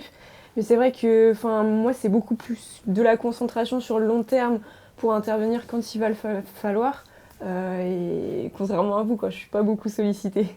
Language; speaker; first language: French; native; French